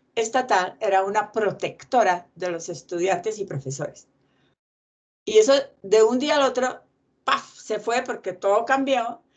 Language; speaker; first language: Spanish; non-native, fluent; Czech